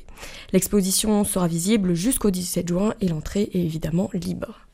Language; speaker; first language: French; native; French